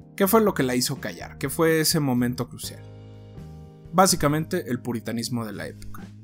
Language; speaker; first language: Spanish; native; Spanish